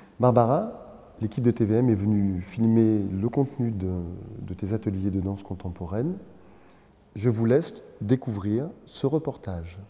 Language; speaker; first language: French; native; French